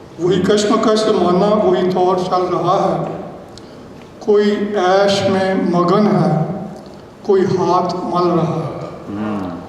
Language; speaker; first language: Urdu; non-native, local second language; Punjabi